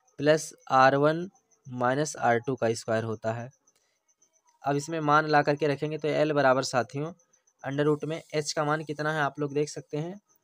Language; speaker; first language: Hindi; native; Hindi